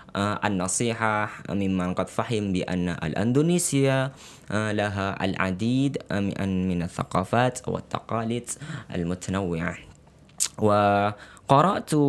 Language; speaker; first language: Arabic; non-native, fluent; Indonesian